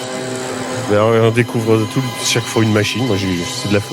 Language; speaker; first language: French; native; French